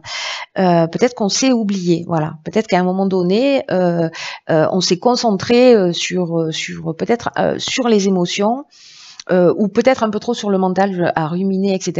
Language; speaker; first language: French; native; French